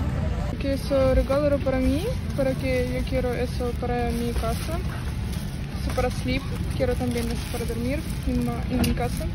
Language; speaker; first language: Spanish; non-native, learner; Russian